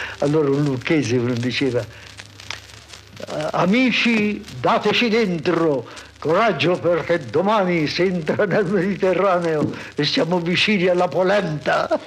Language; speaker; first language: Italian; early bilingual, other home language; Romansh